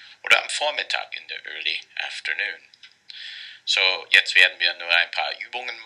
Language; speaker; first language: German; non-native, fluent; English